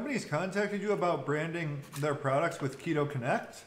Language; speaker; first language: English; native; English